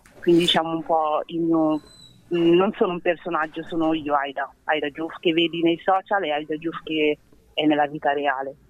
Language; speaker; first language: Italian; early bilingual, other home language; Wolof